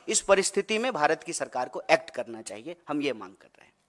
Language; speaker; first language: Hindi; native; Hindi